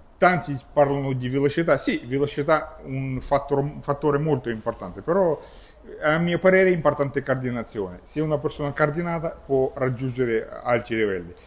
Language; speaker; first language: Italian; non-native, fluent; Russian